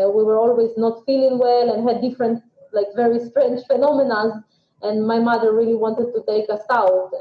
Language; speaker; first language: English; non-native, fluent; Russian